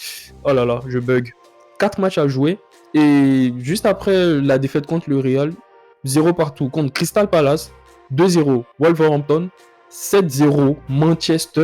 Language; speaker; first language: French; native; French